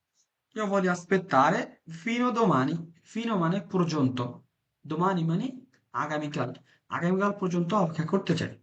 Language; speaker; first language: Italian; non-native, fluent; Bangla